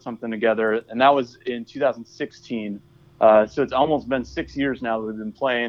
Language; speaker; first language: English; native; English